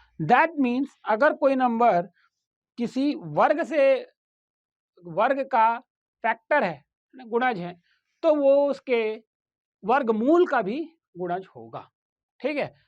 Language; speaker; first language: Hindi; native; Hindi